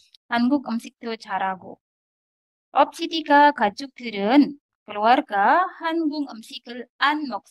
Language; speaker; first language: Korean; non-native, fluent; Indonesian